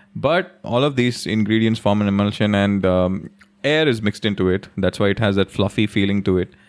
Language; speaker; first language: English; non-native, local second language; Hindi